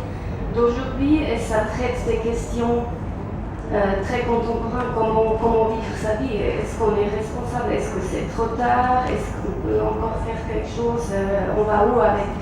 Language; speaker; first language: French; non-native, local second language; German